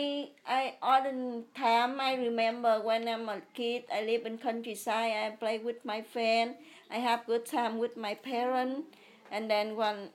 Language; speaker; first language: English; early bilingual, other home language; Vietnamese